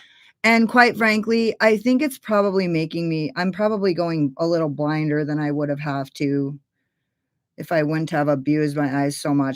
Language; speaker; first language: English; native; English